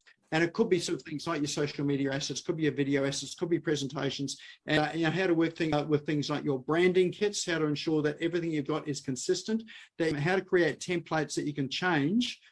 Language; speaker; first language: English; native; English